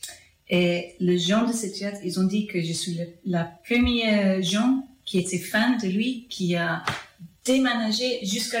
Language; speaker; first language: French; non-native, fluent; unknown